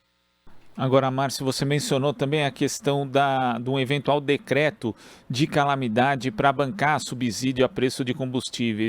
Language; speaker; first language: Portuguese; native; Portuguese